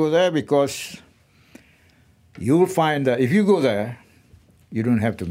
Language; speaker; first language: English; non-native, local second language; Malay